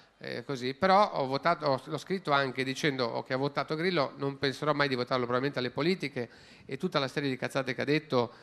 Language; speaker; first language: Italian; native; Italian